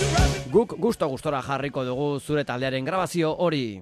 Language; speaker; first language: Basque; native; Basque